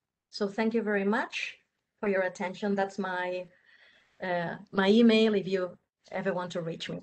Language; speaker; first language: English; non-native, fluent; Catalan